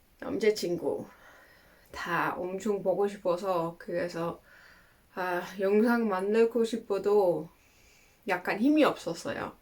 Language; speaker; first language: Korean; non-native, fluent; Dutch